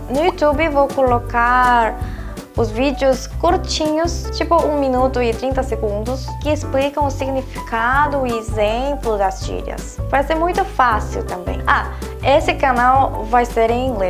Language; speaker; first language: Portuguese; non-native, fluent; Korean